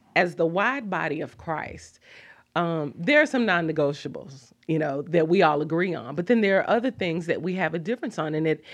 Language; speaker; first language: English; native; English